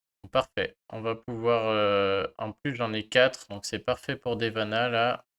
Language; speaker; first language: French; native; French